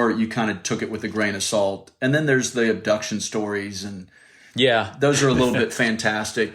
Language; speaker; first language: English; native; English